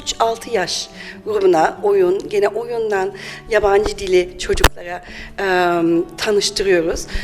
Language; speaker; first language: Turkish; early bilingual, heritage; German